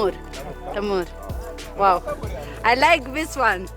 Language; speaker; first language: English; non-native, learner; Italian